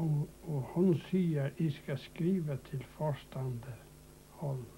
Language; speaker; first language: Danish; non-native, local second language; Faroese